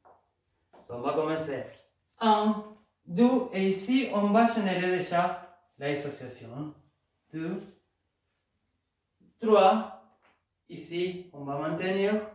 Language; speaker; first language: French; non-native, fluent; Spanish